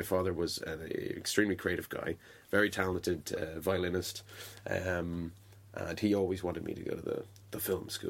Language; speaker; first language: English; native; English